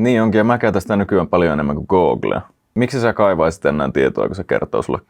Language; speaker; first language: Finnish; native; Finnish